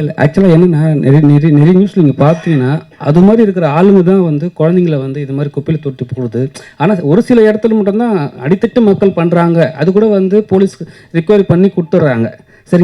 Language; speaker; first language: Tamil; native; Tamil